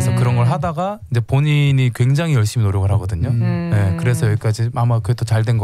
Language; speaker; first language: Korean; native; Korean